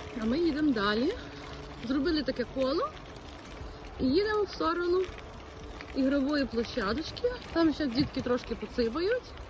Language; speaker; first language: Ukrainian; non-native, local second language; Russian